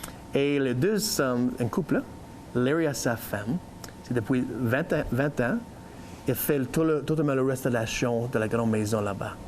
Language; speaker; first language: French; non-native, learner; English